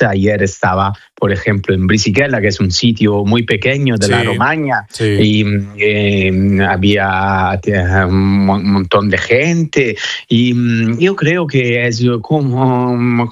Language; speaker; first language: Spanish; non-native, fluent; Italian